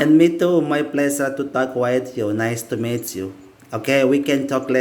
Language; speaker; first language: English; non-native, learner; Indonesian